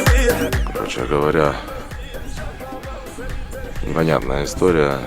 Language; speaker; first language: Russian; native; Russian